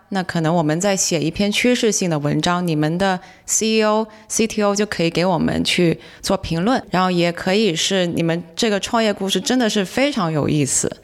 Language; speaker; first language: Chinese; non-native, local second language; Cantonese